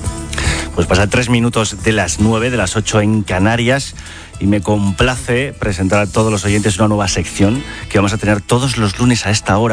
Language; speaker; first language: Spanish; native; Spanish